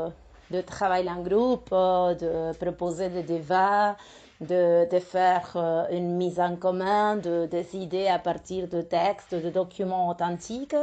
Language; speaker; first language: French; non-native, fluent; Spanish